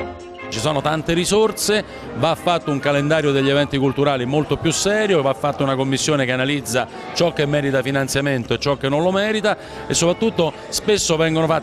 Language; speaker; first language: Italian; native; Italian